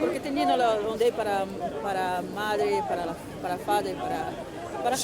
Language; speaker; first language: Spanish; non-native, learner; Portuguese